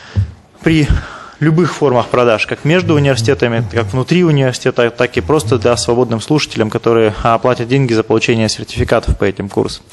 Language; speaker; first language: Russian; native; Russian